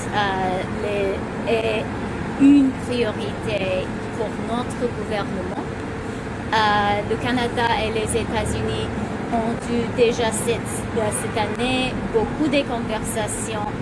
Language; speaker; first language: French; non-native, local second language; English